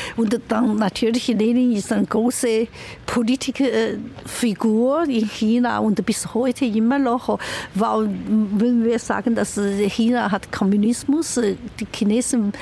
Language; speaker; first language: German; non-native, fluent; Chinese